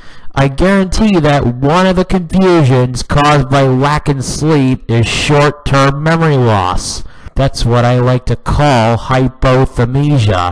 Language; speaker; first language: English; native; English